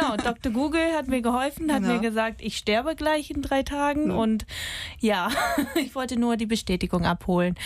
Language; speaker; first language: German; non-native, fluent; English